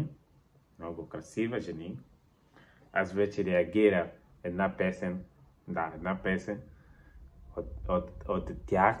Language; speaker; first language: Bulgarian; non-native, learner; Portuguese